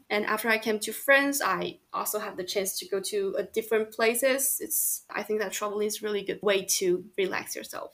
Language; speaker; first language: English; non-native, fluent; Chinese